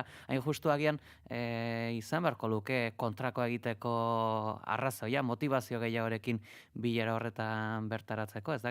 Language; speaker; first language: Basque; native; Basque